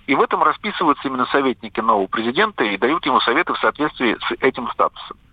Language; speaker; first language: Russian; native; Russian